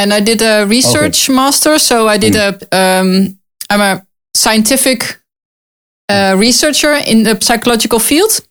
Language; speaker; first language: English; non-native, learner; Dutch